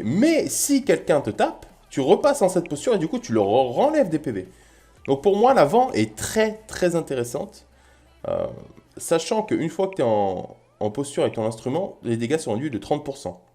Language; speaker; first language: French; native; French